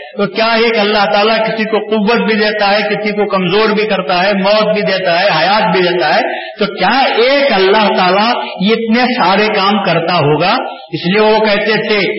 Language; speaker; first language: Urdu; native; Urdu